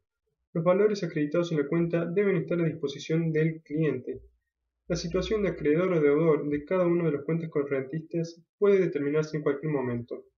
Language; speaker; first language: Spanish; native; Spanish